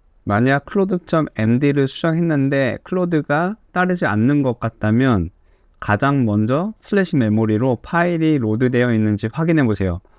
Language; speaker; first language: Korean; native; Korean